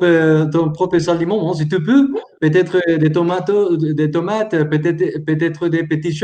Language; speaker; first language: French; non-native, learner; Spanish